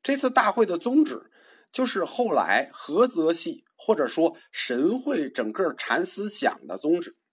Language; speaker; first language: Chinese; native; Chinese